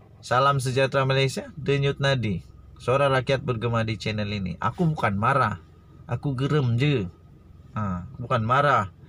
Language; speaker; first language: Malay; native; Malay